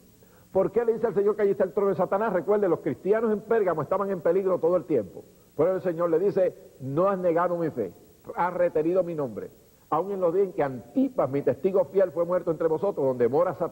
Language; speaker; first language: Spanish; native; Spanish